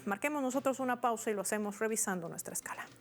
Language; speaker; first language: Spanish; native; Spanish